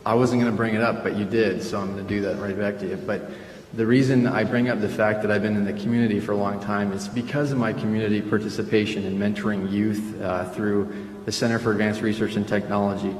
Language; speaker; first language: English; early bilingual, other home language; Spanish